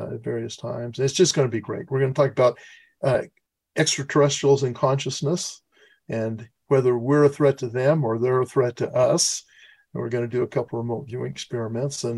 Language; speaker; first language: English; native; English